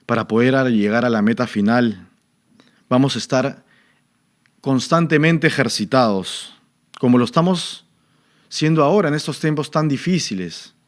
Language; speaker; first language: Spanish; native; Spanish